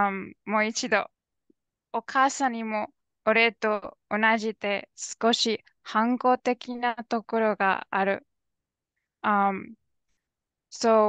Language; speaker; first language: Japanese; non-native, learner; English